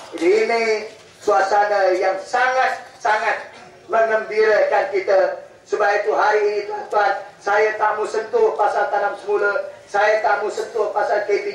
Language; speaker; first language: Malay; native; Malay